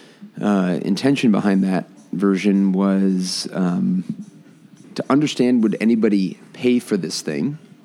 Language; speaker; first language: English; native; English